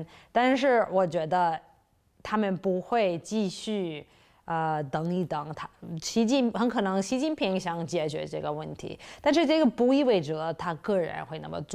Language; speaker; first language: Chinese; non-native, fluent; English